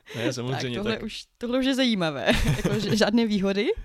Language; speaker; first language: Czech; non-native, fluent; Ukrainian